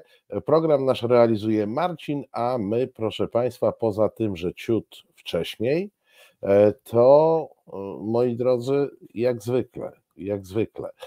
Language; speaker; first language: Polish; native; Polish